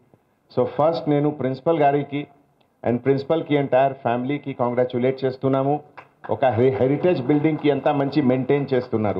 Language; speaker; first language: Telugu; non-native, local second language; Hindi